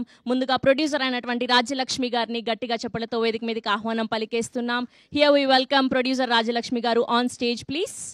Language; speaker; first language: Telugu; native; Telugu